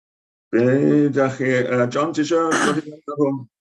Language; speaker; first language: Welsh; native; Welsh